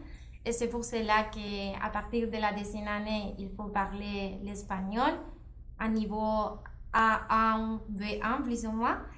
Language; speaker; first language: French; non-native, fluent; Spanish